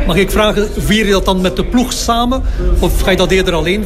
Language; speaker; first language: Dutch; native; Dutch